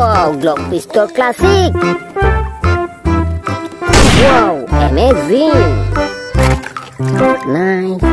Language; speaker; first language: English; non-native, learner; Indonesian